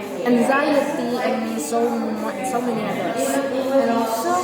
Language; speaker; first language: English; non-native, learner; Indonesian